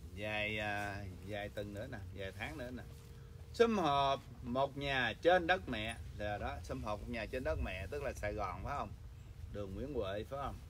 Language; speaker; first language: Vietnamese; early bilingual, heritage; Vietnamese